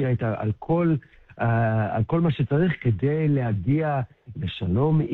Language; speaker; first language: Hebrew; early bilingual, heritage; English